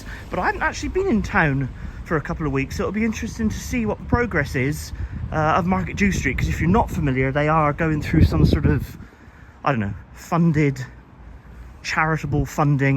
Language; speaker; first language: English; native; English